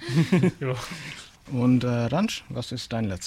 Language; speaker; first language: German; non-native, fluent; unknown